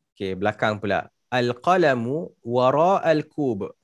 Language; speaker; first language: Arabic; non-native, fluent; Malay